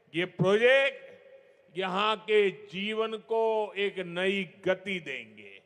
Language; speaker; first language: Hindi; non-native, local second language; Gujarati